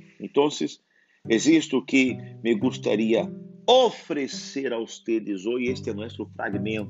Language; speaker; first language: Portuguese; non-native, learner; Spanish